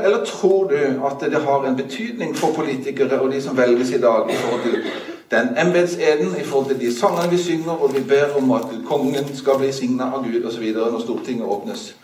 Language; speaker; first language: Norwegian; native; Norwegian